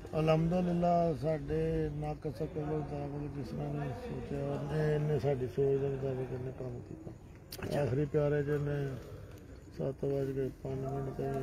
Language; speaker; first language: Punjabi; native; Punjabi